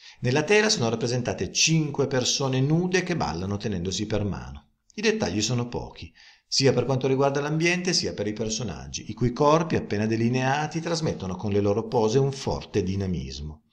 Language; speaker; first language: Italian; native; Italian